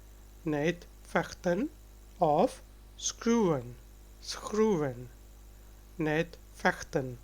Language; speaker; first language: Dutch; non-native, learner; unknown